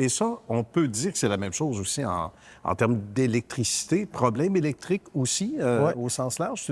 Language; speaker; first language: French; native; French